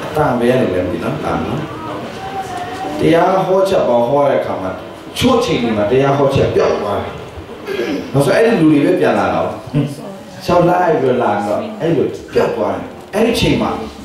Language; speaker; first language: Burmese; non-native, local second language; Tedim Chin